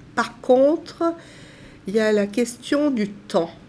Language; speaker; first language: French; native; French